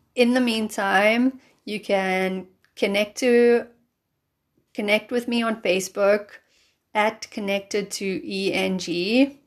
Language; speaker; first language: English; native; English